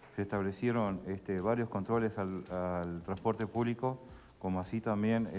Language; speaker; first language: Spanish; native; Spanish